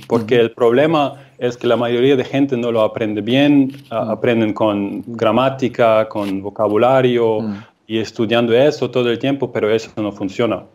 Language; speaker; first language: Spanish; non-native, fluent; Russian